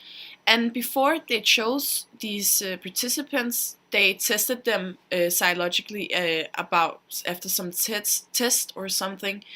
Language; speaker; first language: English; non-native, fluent; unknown